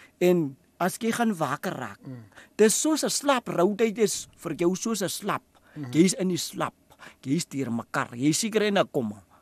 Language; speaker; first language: Afrikaans; non-native, local second language; Tswana